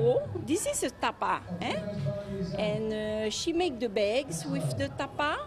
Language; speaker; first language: English; non-native, learner; French